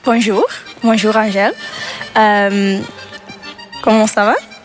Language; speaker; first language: French; non-native, learner; Dutch